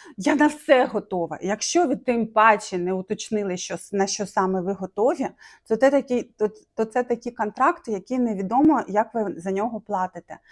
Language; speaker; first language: Ukrainian; non-native, local second language; Russian